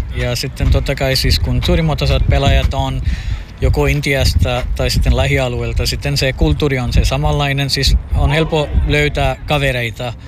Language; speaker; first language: Finnish; non-native, fluent; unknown